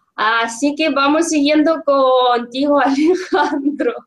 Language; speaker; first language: Spanish; non-native, fluent; Russian